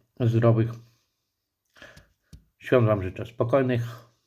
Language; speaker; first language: Polish; native; Polish